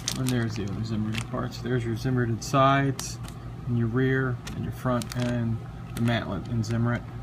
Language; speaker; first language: English; native; English